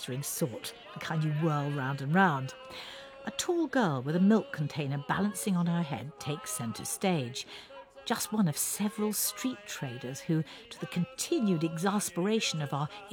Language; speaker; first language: English; native; English